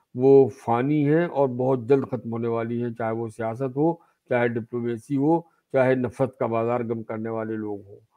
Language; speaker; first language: Urdu; native; Urdu